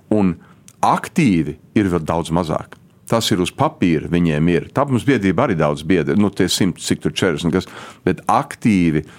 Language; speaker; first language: Latvian; early bilingual, heritage; Latvian